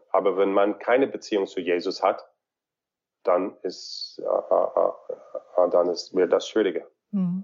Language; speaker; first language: German; non-native, fluent; English